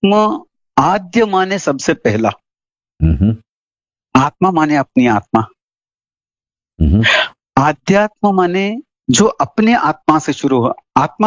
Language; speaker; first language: Hindi; non-native, local second language; Kannada